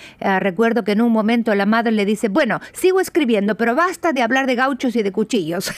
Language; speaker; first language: Spanish; native; Spanish